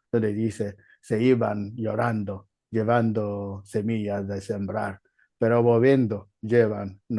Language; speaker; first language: Spanish; non-native, learner; Igbo